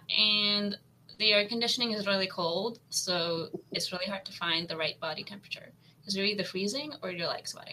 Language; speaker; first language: English; native; English